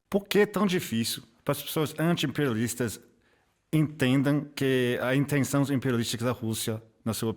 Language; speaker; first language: Portuguese; non-native, fluent; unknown